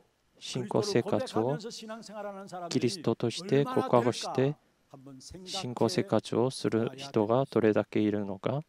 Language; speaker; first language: Japanese; non-native, fluent; Korean